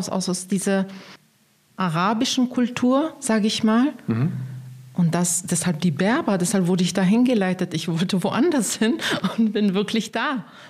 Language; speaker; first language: German; non-native, fluent; Arabic